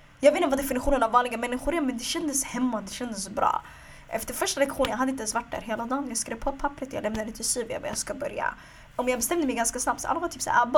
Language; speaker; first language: Swedish; early bilingual, other home language; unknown